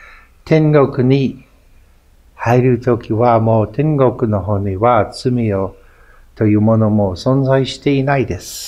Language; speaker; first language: Japanese; non-native, fluent; English